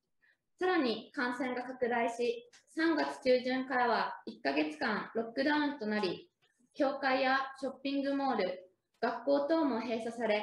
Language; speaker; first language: Japanese; native; Japanese